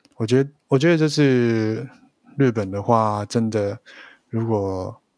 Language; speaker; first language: Chinese; non-native, local second language; Cantonese